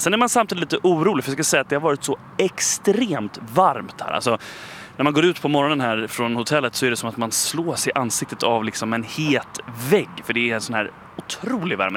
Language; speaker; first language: Swedish; native; Swedish